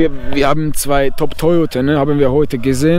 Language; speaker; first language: German; non-native, fluent; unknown